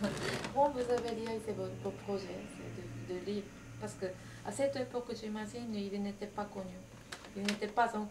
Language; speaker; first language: French; non-native, learner; Japanese